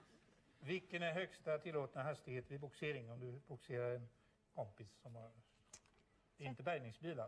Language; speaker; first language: Swedish; native; Swedish